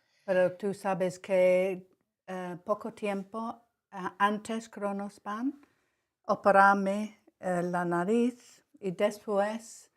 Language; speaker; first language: Spanish; non-native, learner; English